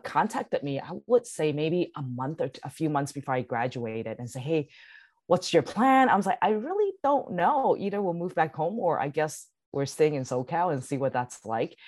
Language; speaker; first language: English; early bilingual, other home language; Cantonese